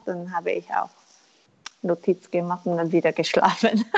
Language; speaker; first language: German; non-native, learner; Korean